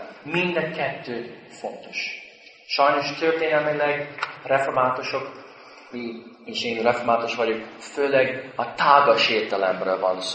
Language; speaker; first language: Hungarian; non-native, fluent; English